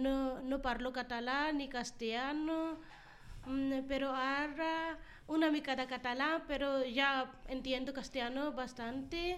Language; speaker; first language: Spanish; non-native, learner; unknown